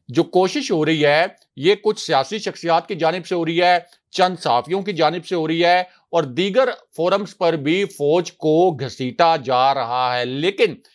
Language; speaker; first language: Urdu; native; Urdu